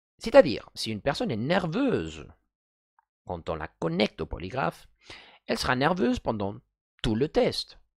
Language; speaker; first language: French; non-native, fluent; Spanish